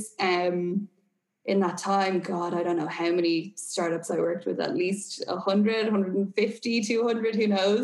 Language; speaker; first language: English; native; English